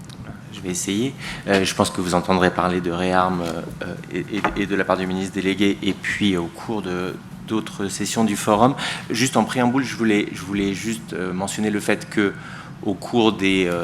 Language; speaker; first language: French; native; French